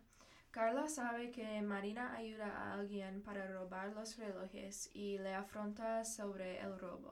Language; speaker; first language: Spanish; non-native, learner; English